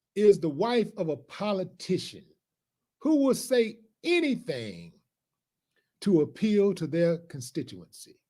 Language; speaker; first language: English; native; English